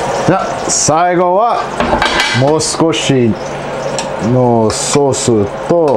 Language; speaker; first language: Japanese; non-native, learner; English